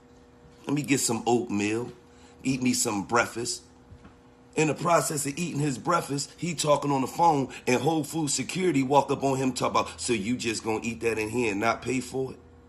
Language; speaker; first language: English; native; English